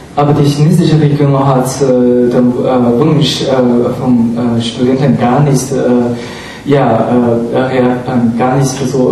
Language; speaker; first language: German; non-native, fluent; Chinese